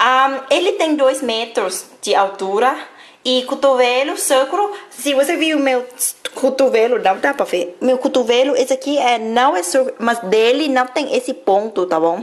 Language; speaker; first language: Portuguese; non-native, fluent; Thai